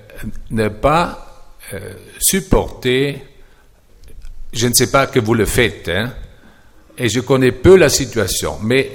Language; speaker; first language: French; non-native, fluent; German